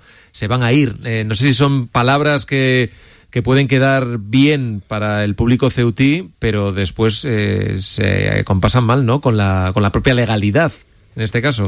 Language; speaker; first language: Spanish; native; Spanish